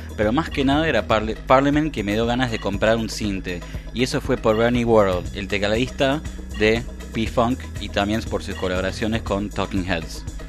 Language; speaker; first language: Spanish; native; Spanish